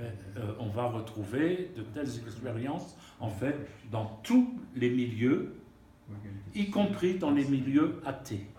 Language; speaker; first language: French; native; French